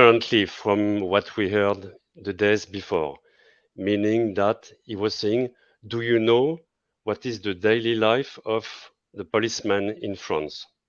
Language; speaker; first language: English; non-native, fluent; French